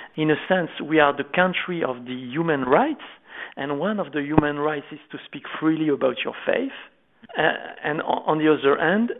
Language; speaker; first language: English; non-native, fluent; French